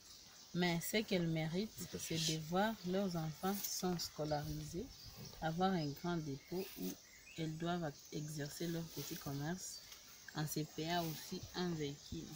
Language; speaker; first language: French; non-native, local second language; Swahili